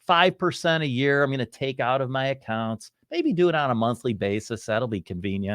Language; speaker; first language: English; native; English